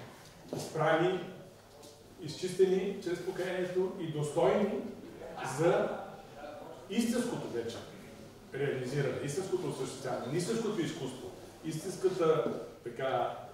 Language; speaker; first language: Bulgarian; native; Bulgarian